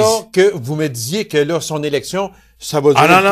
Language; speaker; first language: French; native; French